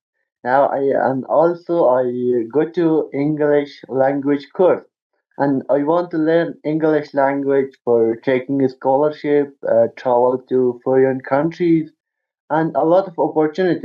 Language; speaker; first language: English; non-native, learner; Persian